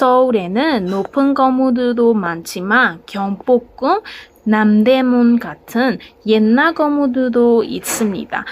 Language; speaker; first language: Korean; non-native, fluent; Burmese